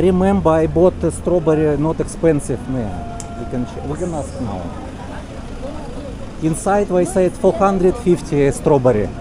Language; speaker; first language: English; non-native, learner; Russian